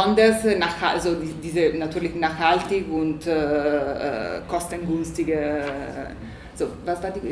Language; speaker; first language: German; non-native, learner; Italian